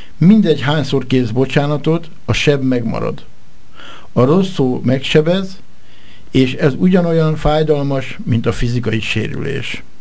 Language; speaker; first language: Hungarian; native; Hungarian